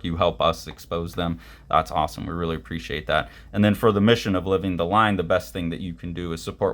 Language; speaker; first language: English; native; English